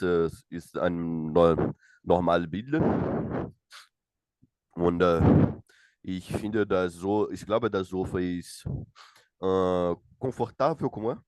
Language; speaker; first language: German; non-native, learner; Portuguese